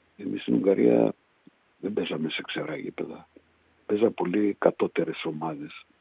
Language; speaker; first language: Greek; early bilingual, heritage; Greek